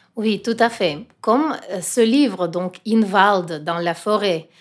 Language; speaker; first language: French; non-native, fluent; Russian